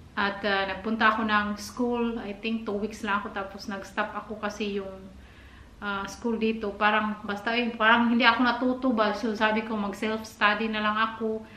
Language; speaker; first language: Filipino; non-native, local second language; Cebuano